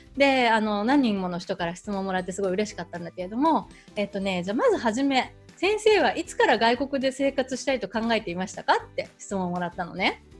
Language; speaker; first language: Japanese; native; Japanese